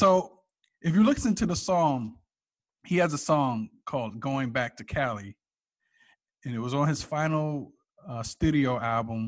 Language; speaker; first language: English; native; English